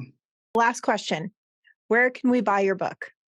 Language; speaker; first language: English; early bilingual, other home language; Spanish